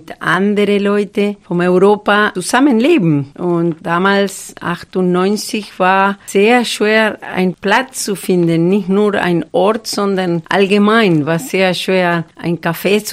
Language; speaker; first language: German; non-native, fluent; Spanish